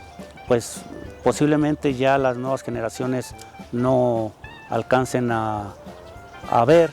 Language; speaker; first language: Spanish; native; Spanish